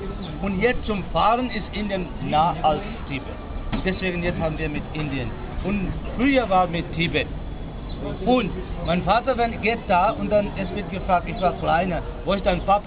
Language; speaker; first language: German; non-native, learner; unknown